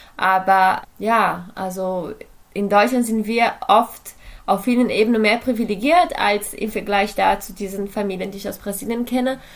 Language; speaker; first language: German; non-native, fluent; Portuguese